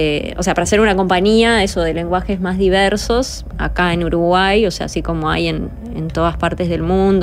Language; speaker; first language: Spanish; native; Spanish